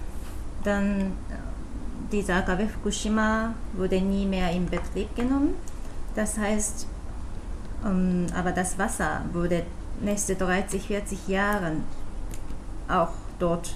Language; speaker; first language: German; non-native, fluent; Japanese